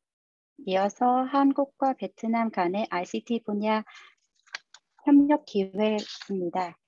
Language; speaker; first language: Korean; non-native, fluent; Vietnamese